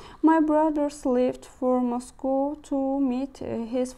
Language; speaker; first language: English; non-native, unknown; Azerbaijani